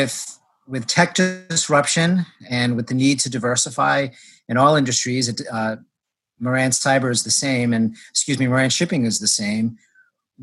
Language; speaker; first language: English; native; English